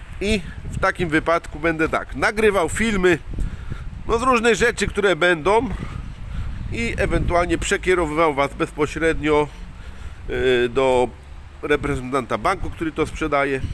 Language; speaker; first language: Polish; native; Polish